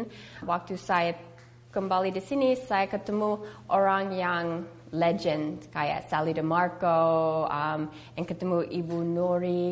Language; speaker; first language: Indonesian; early bilingual, heritage; English